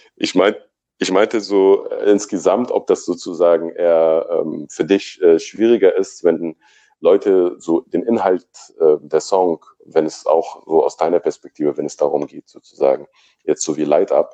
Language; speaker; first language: German; native; German